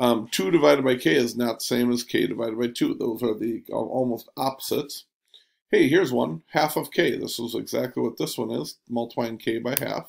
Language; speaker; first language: English; native; English